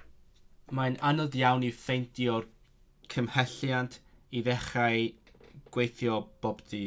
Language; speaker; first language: Welsh; non-native, learner; Cantonese